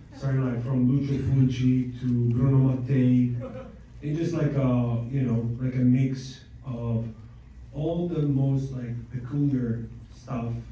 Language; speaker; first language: English; non-native, fluent; Italian